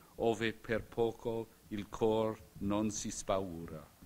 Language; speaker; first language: Italian; non-native, fluent; English